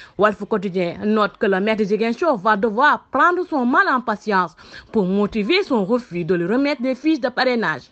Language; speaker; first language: French; non-native, local second language; Wolof